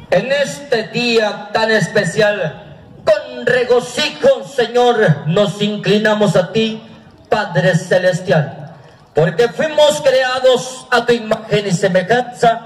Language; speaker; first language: Spanish; native; Spanish